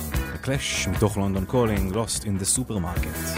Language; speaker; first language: Hebrew; native; Hebrew